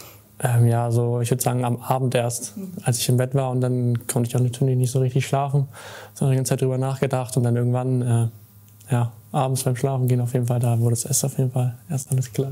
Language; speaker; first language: German; native; German